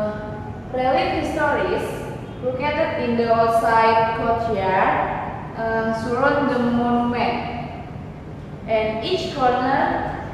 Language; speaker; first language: English; non-native, learner; Indonesian